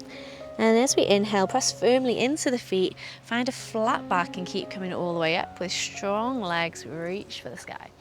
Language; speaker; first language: English; native; English